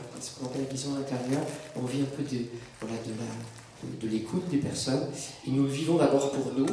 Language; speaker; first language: French; native; French